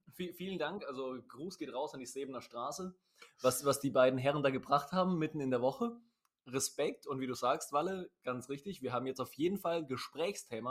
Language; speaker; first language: German; native; German